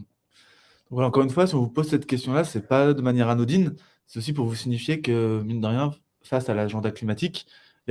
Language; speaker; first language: French; native; French